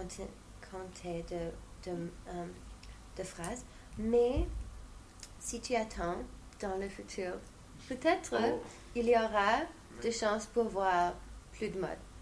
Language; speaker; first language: French; non-native, fluent; English